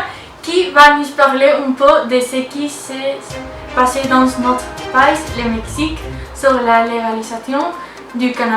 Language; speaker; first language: French; non-native, learner; Spanish